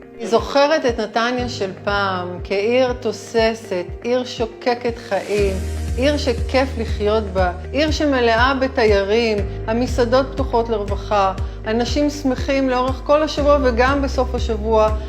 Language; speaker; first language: Hebrew; native; Hebrew